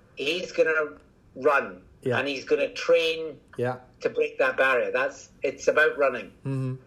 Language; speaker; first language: English; native; English